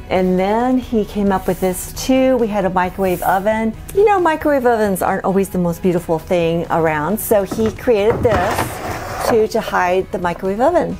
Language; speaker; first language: English; non-native, fluent; Spanish